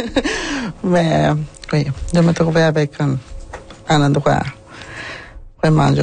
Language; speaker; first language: French; non-native, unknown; Spanish